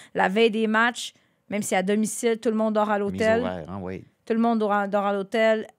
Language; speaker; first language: French; native; French